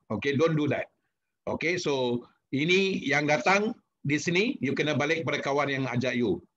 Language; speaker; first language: Malay; non-native, local second language; Tamil